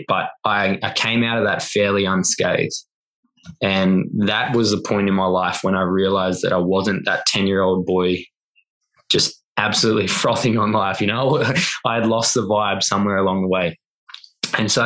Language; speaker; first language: English; native; English